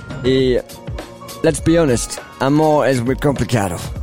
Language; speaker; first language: Spanish; non-native, learner; English